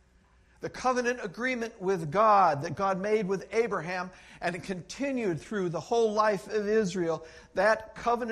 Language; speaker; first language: English; native; English